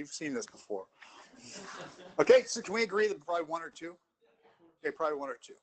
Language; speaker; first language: English; native; English